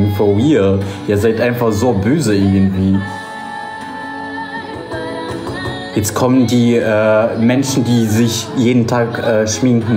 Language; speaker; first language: German; non-native, fluent; Polish